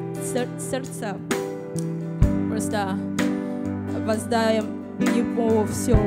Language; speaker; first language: Russian; non-native, learner; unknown